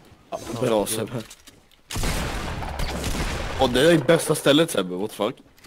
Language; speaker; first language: Swedish; native; Swedish